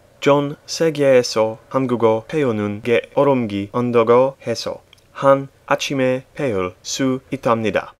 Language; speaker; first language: Korean; non-native, learner; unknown